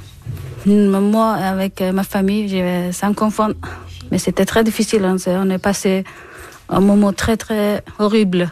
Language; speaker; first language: French; non-native, learner; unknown